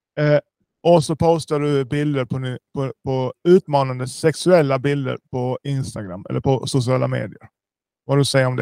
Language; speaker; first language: Swedish; early bilingual, other home language; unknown